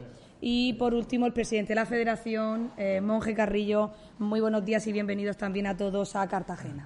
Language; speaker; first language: Spanish; native; Spanish